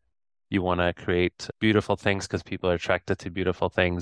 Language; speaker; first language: English; native; English